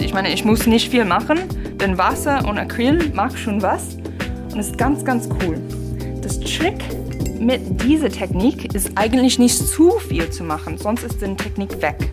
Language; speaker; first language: German; non-native, fluent; English